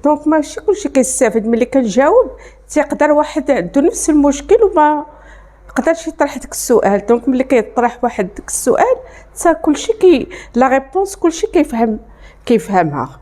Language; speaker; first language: Arabic; native; Arabic